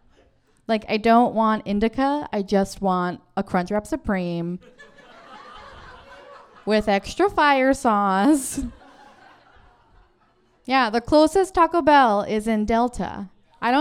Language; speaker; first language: English; native; English